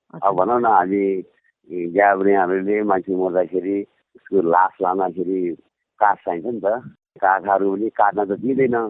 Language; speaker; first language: Nepali; non-native, local second language; Gurung